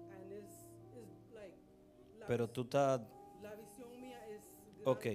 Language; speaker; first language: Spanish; early bilingual, heritage; English